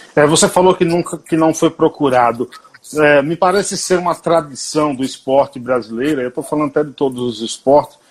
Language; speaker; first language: Portuguese; native; Portuguese